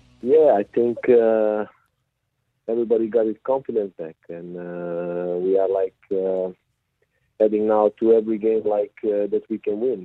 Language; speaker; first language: English; non-native, fluent; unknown